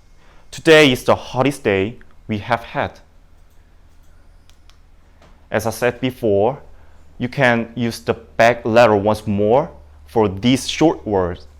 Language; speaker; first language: English; non-native, learner; Indonesian